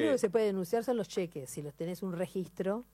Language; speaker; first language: Spanish; native; Spanish